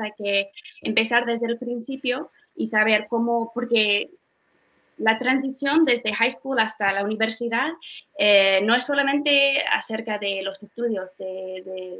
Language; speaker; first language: Spanish; non-native, fluent; English